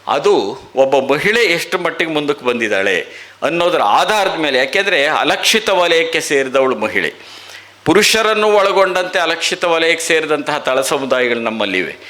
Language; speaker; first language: Kannada; native; Kannada